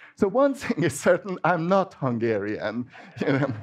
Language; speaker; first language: English; non-native, fluent; Hungarian